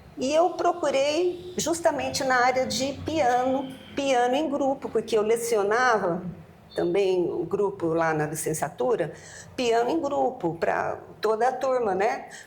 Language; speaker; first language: Portuguese; native; Portuguese